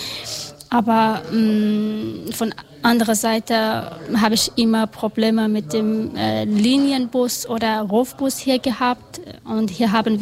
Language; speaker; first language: German; non-native, learner; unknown